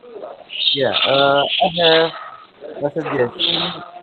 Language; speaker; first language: English; non-native, learner; Indonesian